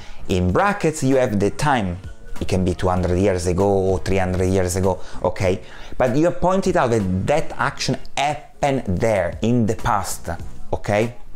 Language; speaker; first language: English; non-native, fluent; Italian